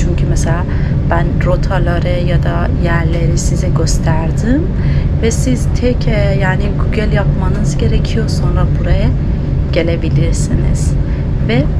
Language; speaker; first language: Turkish; non-native, fluent; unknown